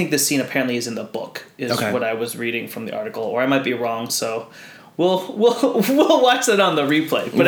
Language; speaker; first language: English; early bilingual, other home language; Filipino